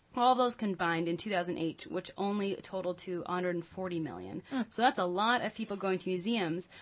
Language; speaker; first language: English; native; English